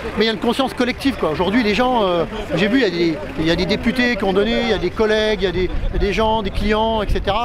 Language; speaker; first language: French; native; French